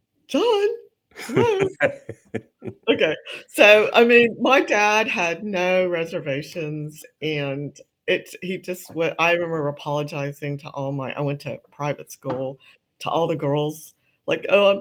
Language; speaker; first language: English; native; English